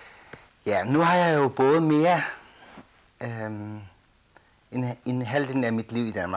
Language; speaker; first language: Danish; early bilingual, other home language; Kurdish